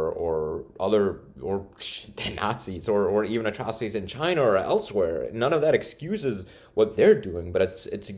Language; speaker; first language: English; native; English